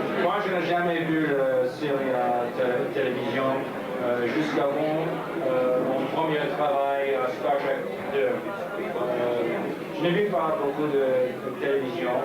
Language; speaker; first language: French; non-native, learner; English